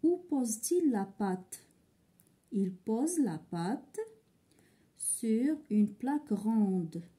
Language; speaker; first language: French; non-native, local second language; Arabic